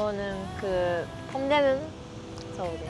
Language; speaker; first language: Korean; non-native, fluent; Japanese